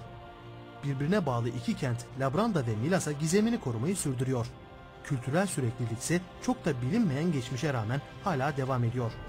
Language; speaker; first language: Turkish; native; Turkish